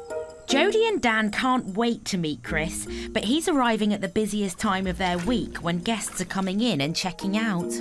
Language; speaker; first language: English; native; English